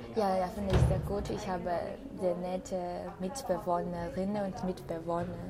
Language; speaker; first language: German; non-native, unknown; Chinese